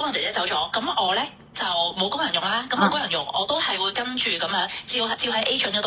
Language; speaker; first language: Cantonese; native; Cantonese